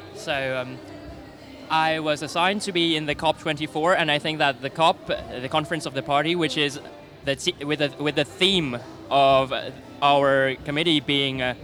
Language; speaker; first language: English; non-native, fluent; Thai